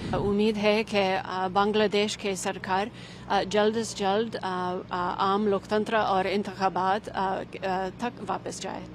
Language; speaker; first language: Hindi; non-native, fluent; English